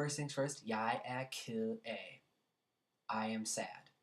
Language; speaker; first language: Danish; non-native, fluent; English